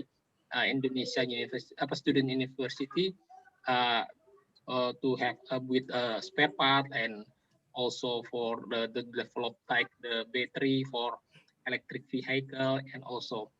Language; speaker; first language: English; non-native, local second language; Indonesian